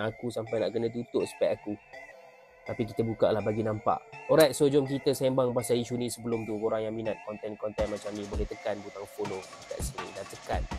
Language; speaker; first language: Malay; native; Malay